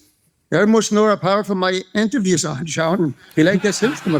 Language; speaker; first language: German; non-native, fluent; English